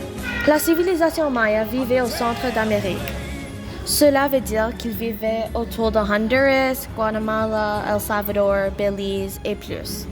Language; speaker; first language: French; non-native, learner; English